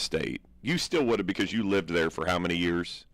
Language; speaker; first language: English; native; English